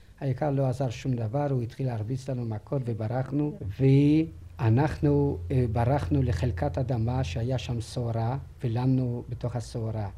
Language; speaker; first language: Hebrew; non-native, fluent; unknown